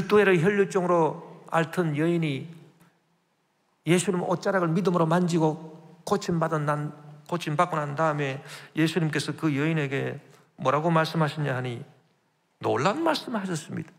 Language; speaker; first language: Korean; native; Korean